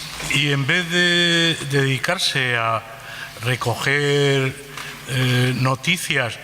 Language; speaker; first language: Spanish; native; Spanish